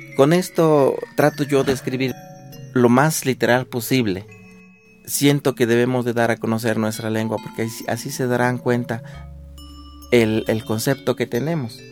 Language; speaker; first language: Spanish; non-native, local second language; Nahuatl languages